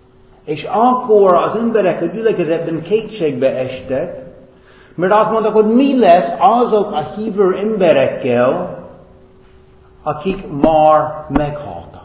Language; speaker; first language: Hungarian; non-native, fluent; English